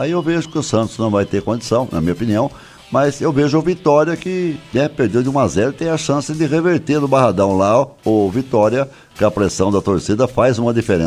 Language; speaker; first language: Portuguese; native; Portuguese